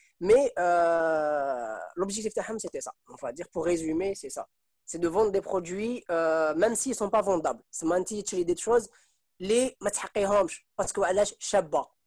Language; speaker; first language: French; non-native, local second language; Arabic